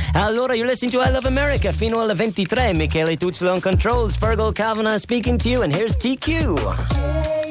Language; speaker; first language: English; native; English